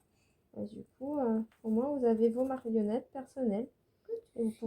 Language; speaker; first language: French; native; French